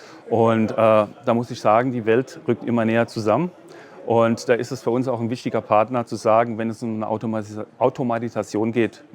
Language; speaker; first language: German; native; German